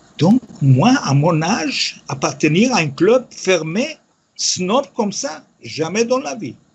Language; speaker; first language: French; non-native, fluent; Yiddish